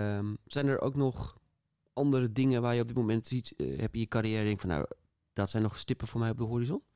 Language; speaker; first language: Dutch; native; Dutch